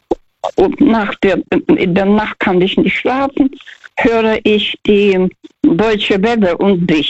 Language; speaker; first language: German; non-native, fluent; Russian